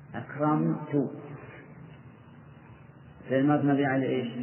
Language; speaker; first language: Arabic; native; Arabic